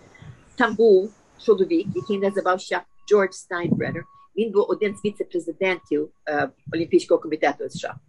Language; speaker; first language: Ukrainian; early bilingual, heritage; Ukrainian